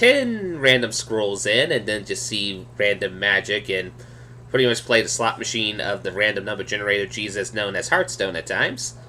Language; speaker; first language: English; native; English